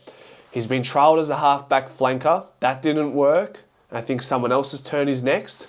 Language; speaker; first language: English; native; English